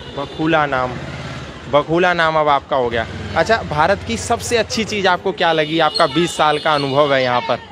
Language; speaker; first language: Hindi; native; Hindi